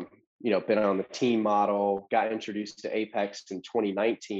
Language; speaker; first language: English; native; English